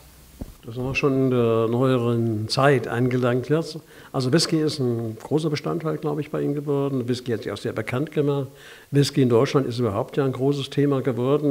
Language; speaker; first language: German; native; German